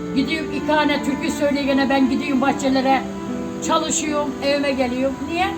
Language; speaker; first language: Turkish; native; Turkish